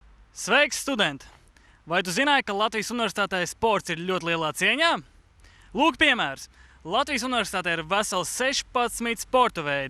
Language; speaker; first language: Latvian; native; Latvian